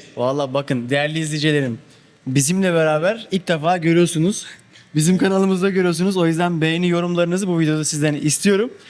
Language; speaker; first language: Turkish; native; Turkish